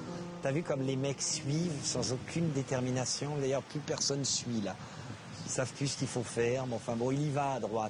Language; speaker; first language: French; native; French